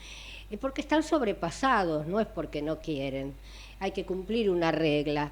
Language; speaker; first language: Spanish; native; Spanish